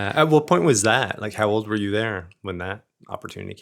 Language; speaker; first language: English; native; English